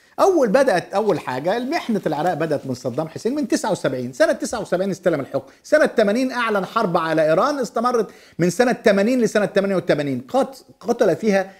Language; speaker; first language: Arabic; native; Arabic